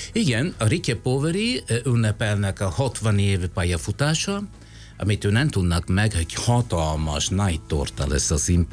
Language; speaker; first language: Hungarian; non-native, fluent; Italian